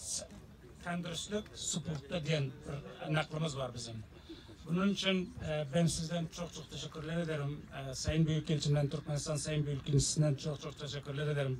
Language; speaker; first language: Turkish; non-native, learner; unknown